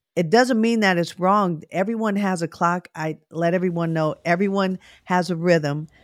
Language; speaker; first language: English; native; English